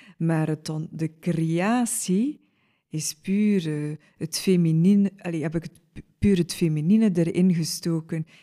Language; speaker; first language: Dutch; native; Dutch